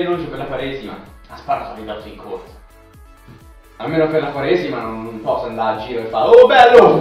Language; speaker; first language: Italian; native; Italian